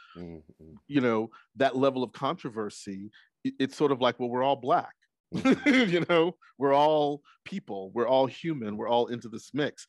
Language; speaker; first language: English; native; English